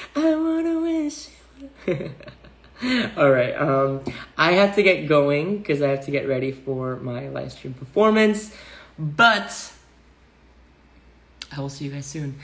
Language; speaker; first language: English; early bilingual, other home language; Korean